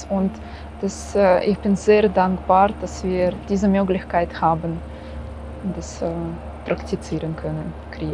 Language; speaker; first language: German; non-native, fluent; Russian